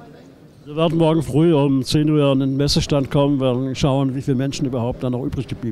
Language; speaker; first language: German; native; German